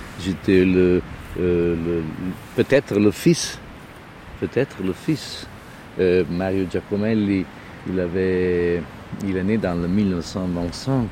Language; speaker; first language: French; non-native, learner; Italian